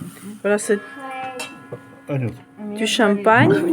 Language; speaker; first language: French; non-native, fluent; Russian